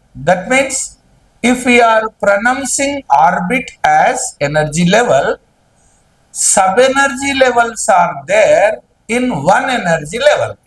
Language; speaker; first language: English; non-native, local second language; Telugu